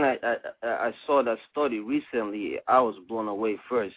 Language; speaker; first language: English; non-native, local second language; Igbo